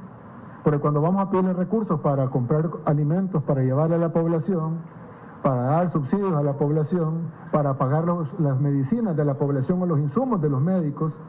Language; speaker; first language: Spanish; native; Spanish